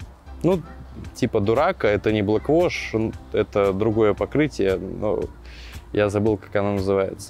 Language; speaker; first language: Russian; native; Russian